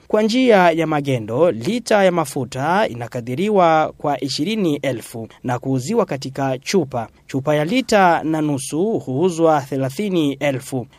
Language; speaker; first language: Swahili; non-native, local second language; Rundi